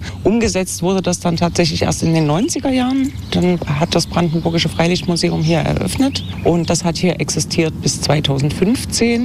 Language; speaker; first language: German; native; German